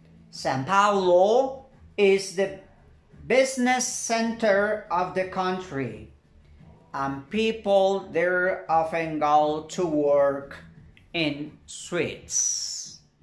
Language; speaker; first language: English; non-native, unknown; Spanish